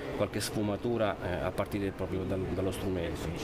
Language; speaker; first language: Italian; native; Italian